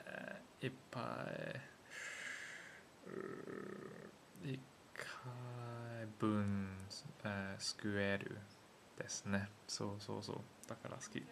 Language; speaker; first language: Japanese; non-native, learner; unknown